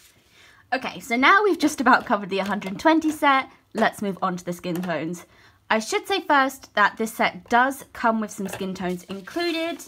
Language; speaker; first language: English; native; English